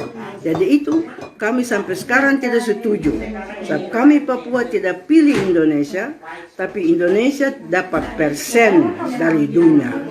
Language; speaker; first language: Indonesian; non-native, local second language; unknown